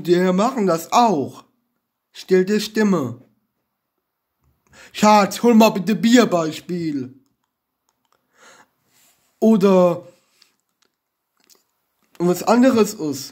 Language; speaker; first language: German; non-native, learner; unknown